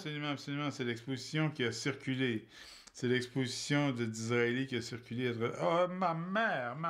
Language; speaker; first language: French; native; French